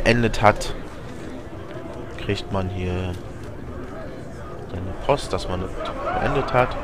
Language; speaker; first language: German; native; German